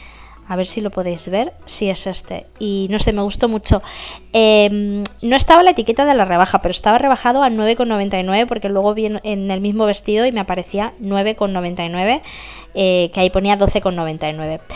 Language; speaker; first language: Spanish; native; Spanish